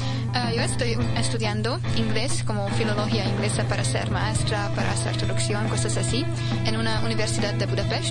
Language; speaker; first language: Spanish; non-native, learner; Hungarian